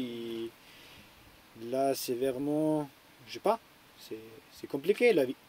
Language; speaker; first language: French; non-native, learner; German